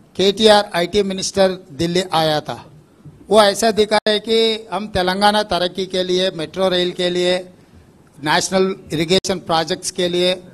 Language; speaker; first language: Hindi; non-native, local second language; Telugu